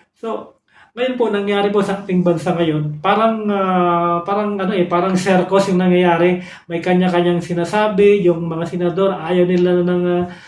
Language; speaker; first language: Filipino; non-native, local second language; Cebuano